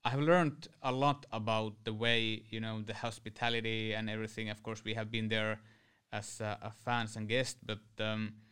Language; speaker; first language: English; non-native, fluent; Finnish